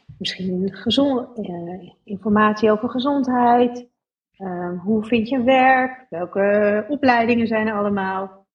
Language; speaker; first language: Dutch; native; Dutch